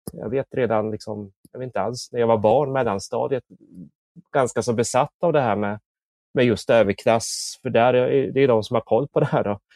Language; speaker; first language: Swedish; native; Swedish